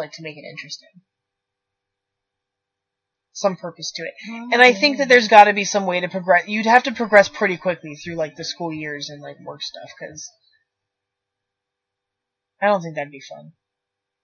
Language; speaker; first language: English; native; English